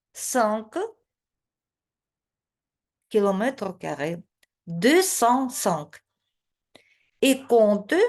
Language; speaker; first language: French; non-native, fluent; Russian